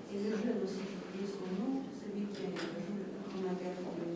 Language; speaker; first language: French; non-native, fluent; Russian